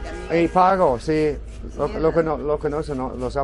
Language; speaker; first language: Spanish; non-native, learner; English